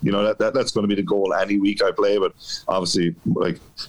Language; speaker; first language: English; native; English